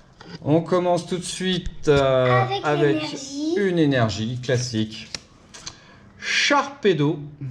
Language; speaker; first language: French; native; French